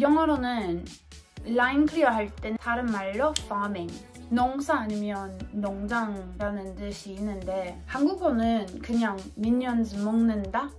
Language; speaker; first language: Korean; non-native, fluent; English